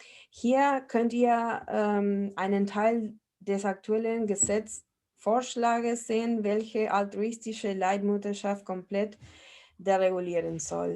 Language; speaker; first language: German; non-native, fluent; Spanish